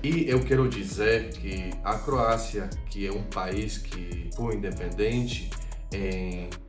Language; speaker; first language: Portuguese; non-native, fluent; Croatian